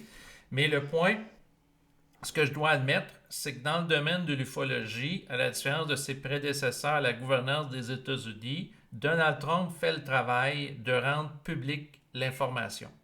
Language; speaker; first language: French; native; French